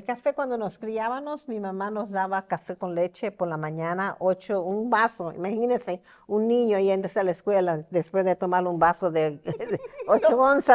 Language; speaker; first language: Spanish; early bilingual, heritage; Spanish